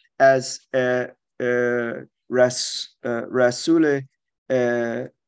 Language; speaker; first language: Persian; non-native, learner; German